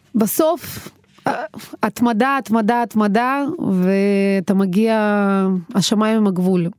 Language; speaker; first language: Hebrew; non-native, fluent; Uzbek